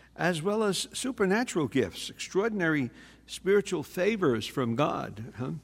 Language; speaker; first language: English; native; English